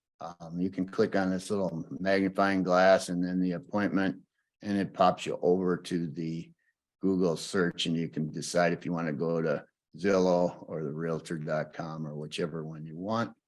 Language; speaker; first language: English; native; English